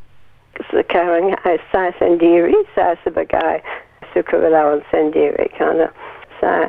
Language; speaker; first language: Indonesian; non-native, learner; English